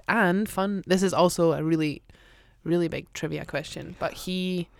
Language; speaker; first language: English; native; English